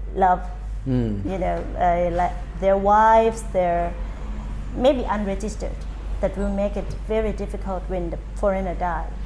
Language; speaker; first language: English; non-native, fluent; Thai